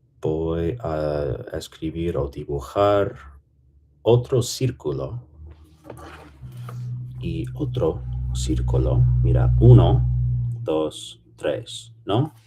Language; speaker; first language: Spanish; non-native, fluent; English